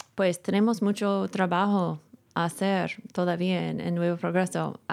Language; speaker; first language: Spanish; non-native, learner; English